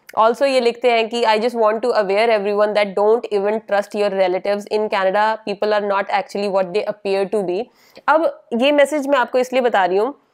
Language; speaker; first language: Hindi; native; Hindi